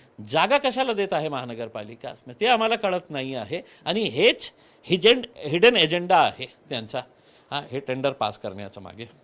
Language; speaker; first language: Marathi; non-native, local second language; Urdu